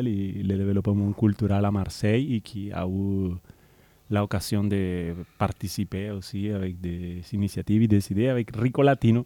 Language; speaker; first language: French; non-native, fluent; Spanish